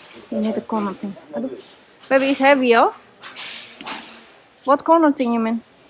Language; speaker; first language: English; non-native, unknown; Indonesian